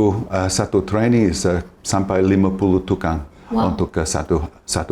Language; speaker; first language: Indonesian; non-native, fluent; English